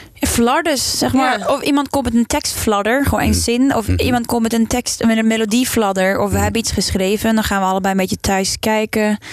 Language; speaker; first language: Dutch; non-native, fluent; Norwegian